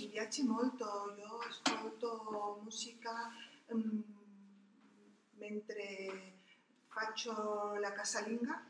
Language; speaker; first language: Italian; non-native, learner; Spanish